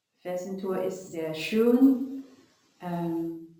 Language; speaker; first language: German; non-native, learner; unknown